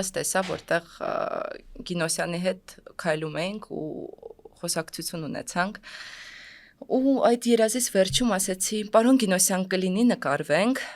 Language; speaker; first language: Armenian; non-native, fluent; Russian